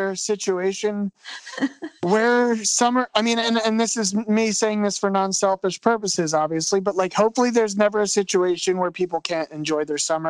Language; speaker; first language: English; native; English